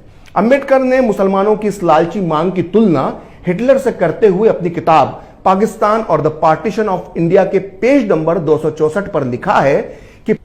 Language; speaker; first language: Hindi; native; Hindi